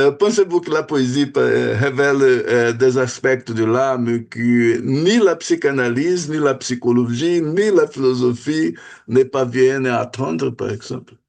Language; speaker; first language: French; non-native, fluent; Portuguese